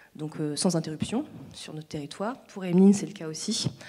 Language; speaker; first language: French; native; French